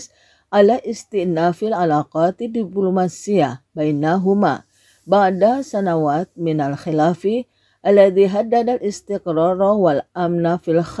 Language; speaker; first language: Arabic; non-native, fluent; Indonesian